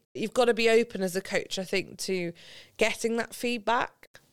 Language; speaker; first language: English; native; English